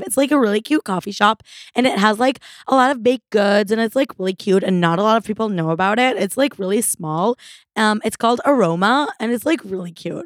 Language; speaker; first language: English; early bilingual, other home language; Hebrew